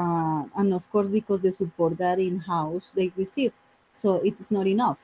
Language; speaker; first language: English; non-native, fluent; Spanish